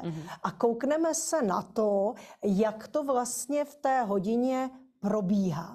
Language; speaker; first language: Czech; native; Czech